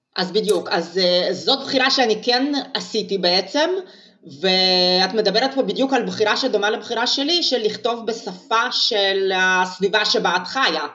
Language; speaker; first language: Hebrew; non-native, fluent; Russian